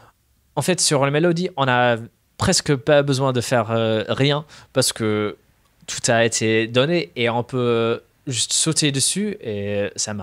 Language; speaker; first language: French; non-native, fluent; English